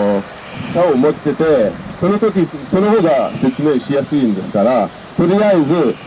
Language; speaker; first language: Japanese; non-native, fluent; French